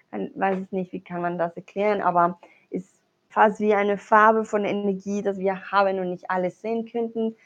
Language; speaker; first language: German; non-native, learner; Spanish